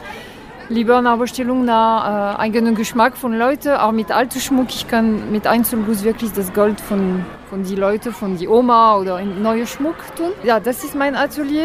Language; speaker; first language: German; non-native, learner; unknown